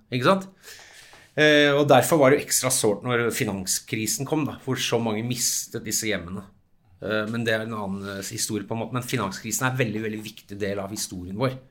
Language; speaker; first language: Norwegian; early bilingual, other home language; English